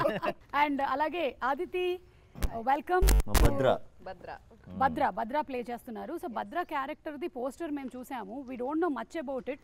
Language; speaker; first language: Telugu; native; Telugu